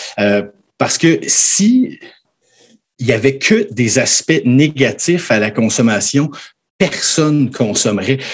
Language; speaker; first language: French; native; French